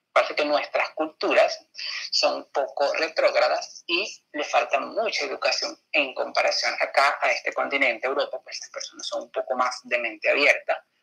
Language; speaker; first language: Spanish; native; Spanish